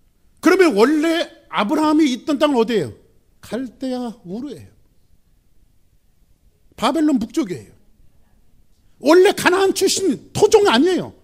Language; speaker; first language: Korean; native; Korean